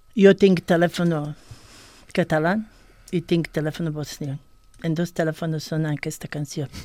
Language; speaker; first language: Catalan; non-native, fluent; Bosnian